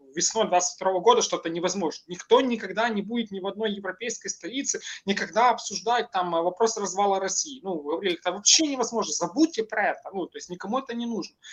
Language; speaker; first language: Russian; non-native, local second language; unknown